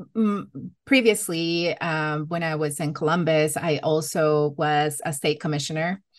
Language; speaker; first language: English; non-native, fluent; Spanish